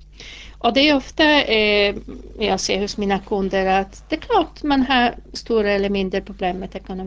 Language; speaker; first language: Swedish; non-native, fluent; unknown